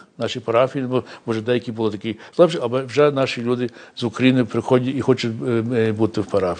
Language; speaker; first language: Ukrainian; early bilingual, heritage; English